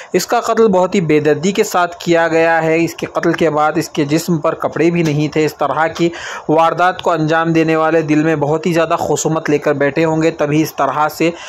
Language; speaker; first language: Urdu; native; Urdu